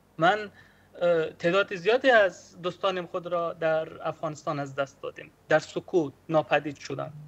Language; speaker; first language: Persian; native; Persian